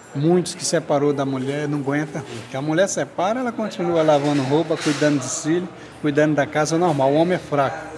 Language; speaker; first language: Portuguese; native; Portuguese